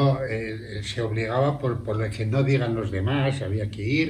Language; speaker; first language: Spanish; native; Spanish